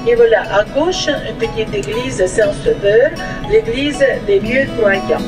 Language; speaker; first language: French; non-native, fluent; Russian